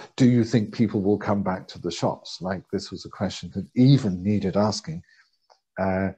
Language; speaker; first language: English; native; English